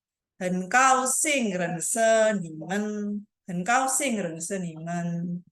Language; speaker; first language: Chinese; non-native, fluent; Indonesian